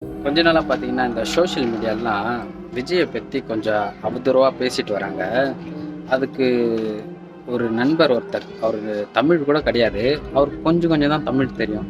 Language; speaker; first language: Tamil; native; Tamil